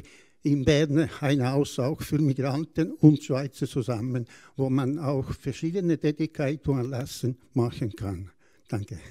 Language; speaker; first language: German; non-native, fluent; Italian